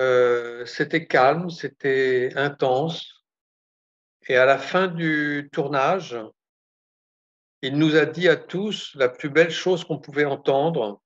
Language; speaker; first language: French; native; French